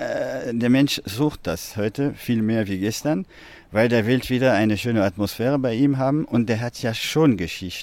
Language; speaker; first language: German; non-native, fluent; French